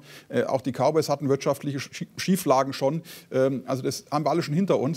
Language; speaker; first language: German; native; German